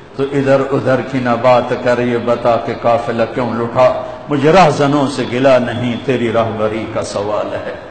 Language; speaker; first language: Urdu; non-native, local second language; Punjabi